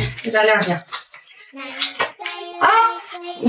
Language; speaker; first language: Chinese; native; Chinese